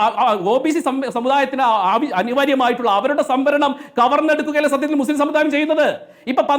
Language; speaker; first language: Malayalam; native; Malayalam